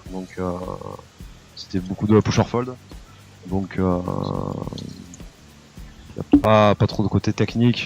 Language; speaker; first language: French; native; French